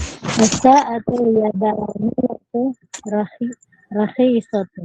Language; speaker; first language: Arabic; non-native, learner; Filipino